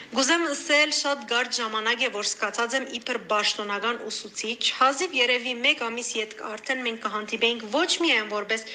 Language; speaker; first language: Armenian; native; Armenian